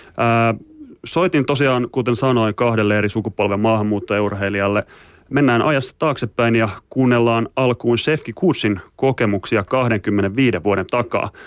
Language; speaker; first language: Finnish; native; Finnish